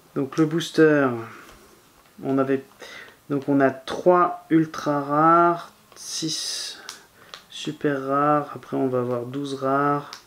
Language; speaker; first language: French; native; French